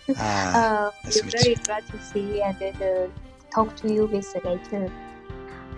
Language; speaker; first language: English; non-native, learner; Japanese